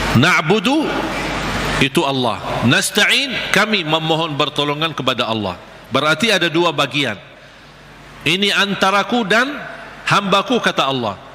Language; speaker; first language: Malay; non-native, fluent; Arabic